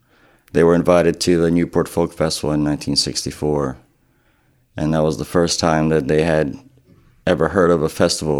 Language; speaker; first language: English; native; English